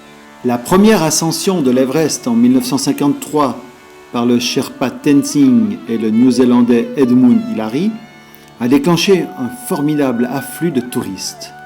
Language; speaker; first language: French; native; French